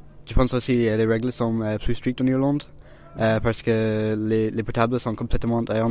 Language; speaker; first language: French; non-native, learner; English